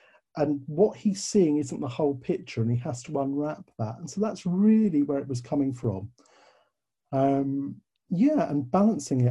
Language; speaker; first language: English; native; English